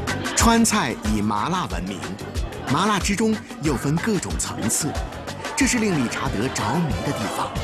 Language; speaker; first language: Chinese; native; Chinese